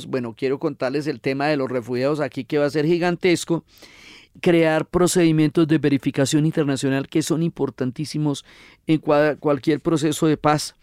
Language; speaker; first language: Spanish; native; Spanish